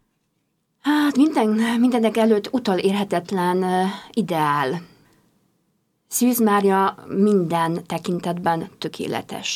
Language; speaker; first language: Hungarian; non-native, fluent; Polish